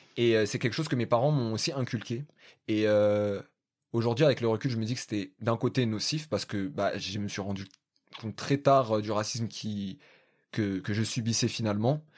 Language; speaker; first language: French; early bilingual, other home language; Arabic